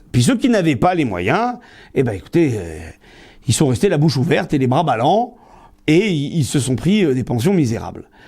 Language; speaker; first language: French; native; French